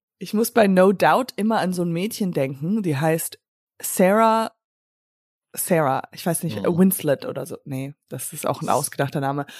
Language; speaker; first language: German; early bilingual, other home language; English